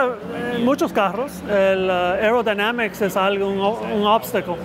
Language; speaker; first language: Spanish; early bilingual, heritage; Spanish